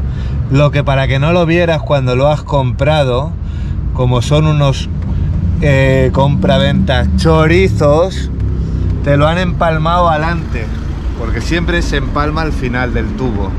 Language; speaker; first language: Spanish; native; Spanish